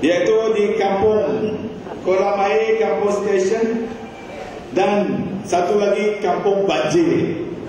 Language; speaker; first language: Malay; non-native, local second language; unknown